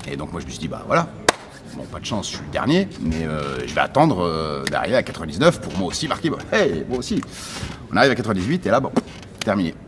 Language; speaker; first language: French; early bilingual, other home language; Arabic